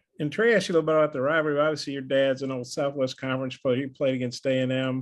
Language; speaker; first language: English; native; English